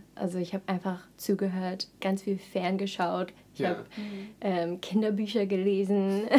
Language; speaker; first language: German; non-native, fluent; English